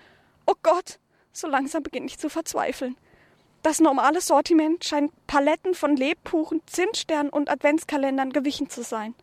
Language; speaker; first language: German; native; German